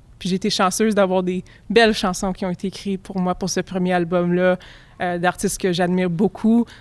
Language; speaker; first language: French; native; French